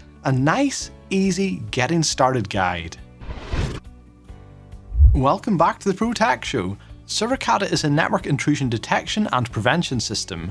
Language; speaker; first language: English; native; English